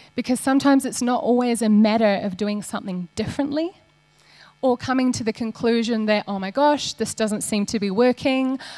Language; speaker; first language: English; native; English